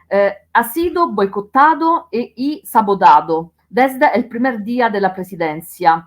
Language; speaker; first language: Spanish; non-native, learner; Italian